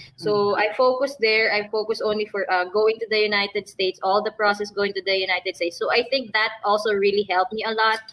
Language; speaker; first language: English; non-native, local second language; Filipino